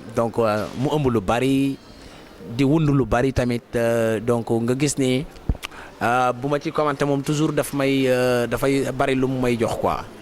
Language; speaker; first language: Wolof; native; Wolof